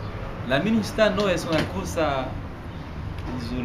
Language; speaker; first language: Spanish; non-native, learner; Haitian Creole